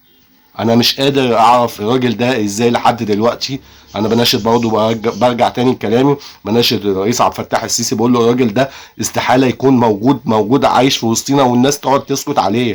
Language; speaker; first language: Arabic; native; Arabic